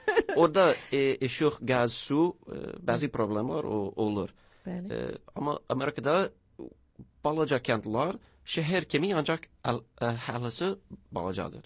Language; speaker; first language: Azerbaijani; non-native, learner; English